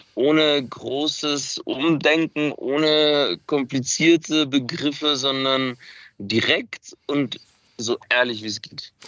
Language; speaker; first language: German; early bilingual, other home language; Macedonian